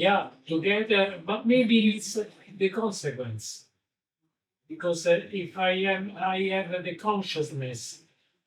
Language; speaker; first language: English; non-native, learner; Italian